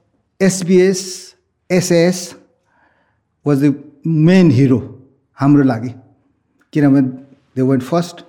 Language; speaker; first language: Nepali; native; Nepali